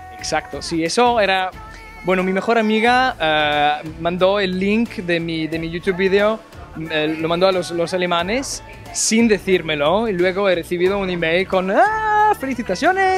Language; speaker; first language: Spanish; non-native, fluent; German